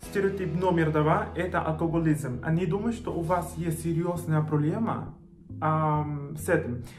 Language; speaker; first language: Russian; non-native, fluent; Spanish